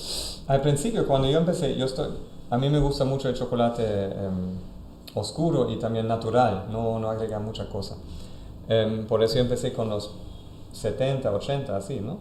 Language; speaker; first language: Spanish; non-native, fluent; German